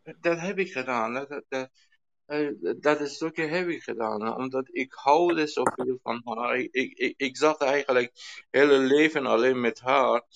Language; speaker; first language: Dutch; non-native, learner; Persian